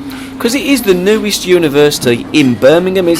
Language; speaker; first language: English; native; English